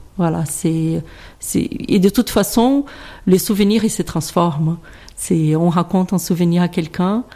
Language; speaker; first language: French; non-native, fluent; Portuguese